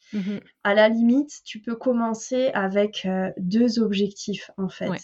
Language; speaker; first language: French; native; French